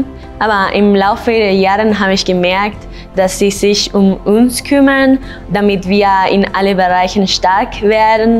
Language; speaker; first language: German; non-native, fluent; Spanish